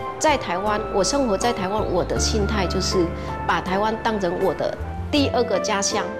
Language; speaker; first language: Chinese; non-native, fluent; Vietnamese